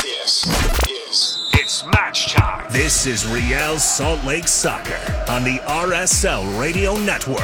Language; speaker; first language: English; native; English